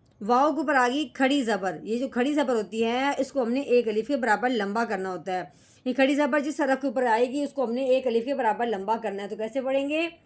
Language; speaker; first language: Urdu; native; Urdu